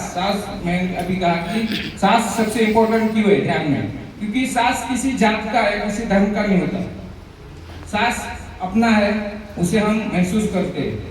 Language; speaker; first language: Hindi; non-native, local second language; Marathi